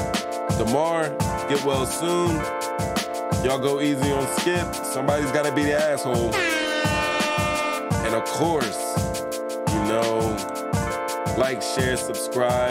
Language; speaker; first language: English; native; English